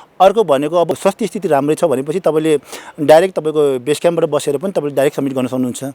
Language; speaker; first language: Nepali; non-native, local second language; Sherpa